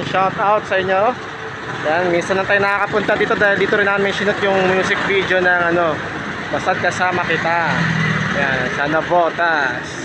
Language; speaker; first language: Filipino; native; Filipino